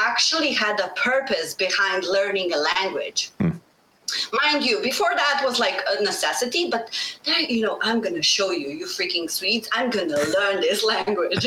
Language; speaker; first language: English; non-native, fluent; Bosnian